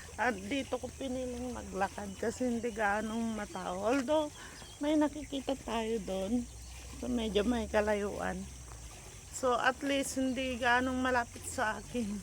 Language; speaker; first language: Filipino; non-native, local second language; Iloko